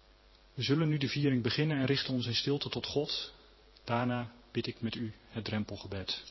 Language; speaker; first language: Dutch; native; Dutch